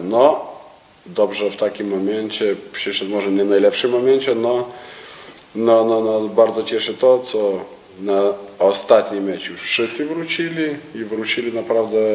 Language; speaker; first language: Polish; non-native, learner; Lithuanian